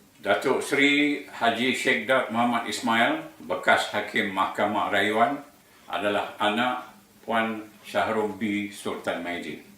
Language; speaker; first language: Malay; native; Malay